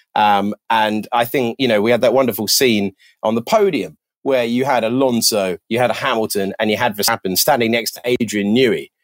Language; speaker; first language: English; native; English